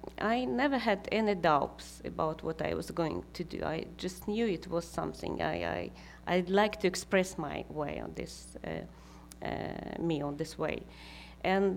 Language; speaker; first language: English; non-native, fluent; Kazakh